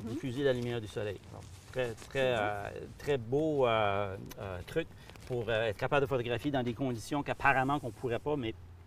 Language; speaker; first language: French; native; French